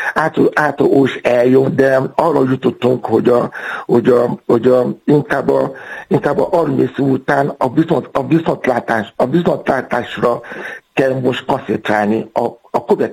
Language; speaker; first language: Hungarian; non-native, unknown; Yoruba